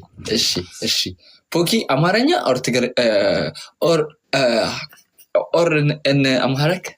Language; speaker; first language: Amharic; non-native, learner; Tigrinya